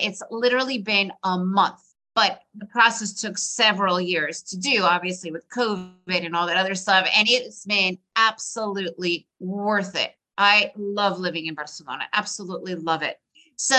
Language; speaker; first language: English; early bilingual, other home language; Russian